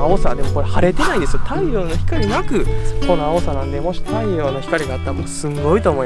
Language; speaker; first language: Japanese; native; Japanese